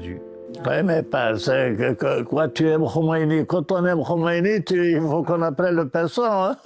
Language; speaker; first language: French; non-native, local second language; Arabic